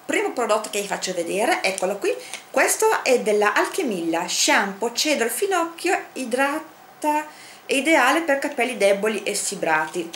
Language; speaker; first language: Italian; native; Italian